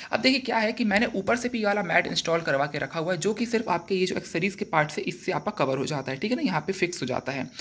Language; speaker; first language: Hindi; native; Hindi